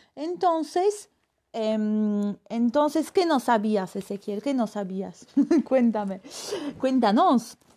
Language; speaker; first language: Spanish; non-native, fluent; Polish